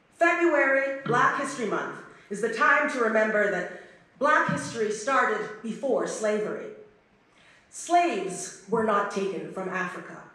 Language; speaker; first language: English; native; English